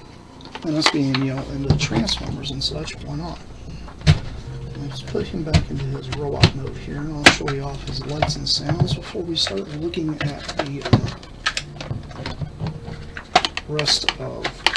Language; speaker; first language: English; native; English